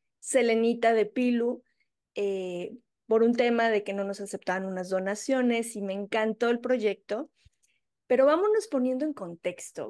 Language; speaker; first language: Spanish; native; Spanish